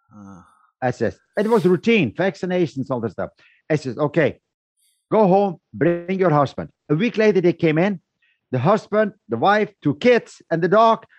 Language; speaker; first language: English; non-native, fluent; Dutch